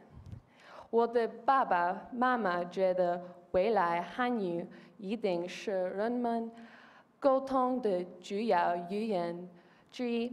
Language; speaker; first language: Chinese; non-native, learner; Polish